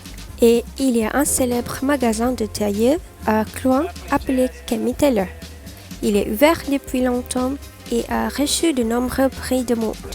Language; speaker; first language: French; non-native, learner; Malay